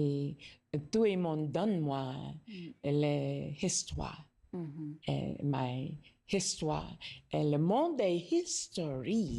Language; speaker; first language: French; non-native, learner; English